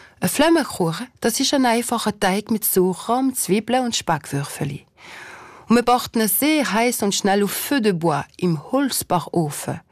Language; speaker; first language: German; non-native, local second language; Swiss German